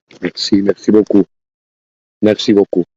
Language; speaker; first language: French; non-native, learner; Spanish